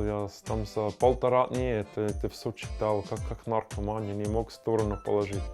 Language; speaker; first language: Russian; non-native, learner; German